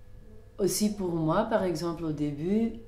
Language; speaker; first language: French; non-native, local second language; Dutch